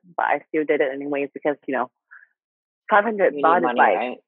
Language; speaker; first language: English; non-native, fluent; Thai